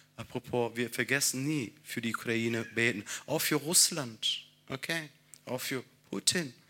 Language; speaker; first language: German; non-native, fluent; Italian